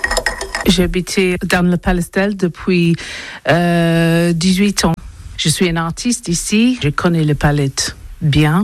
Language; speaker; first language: French; non-native, learner; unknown